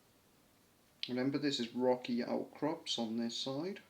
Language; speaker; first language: English; native; English